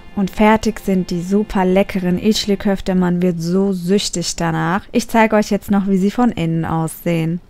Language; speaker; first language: German; early bilingual, other home language; Turkish